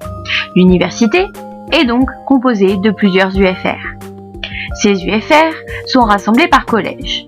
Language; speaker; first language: French; native; French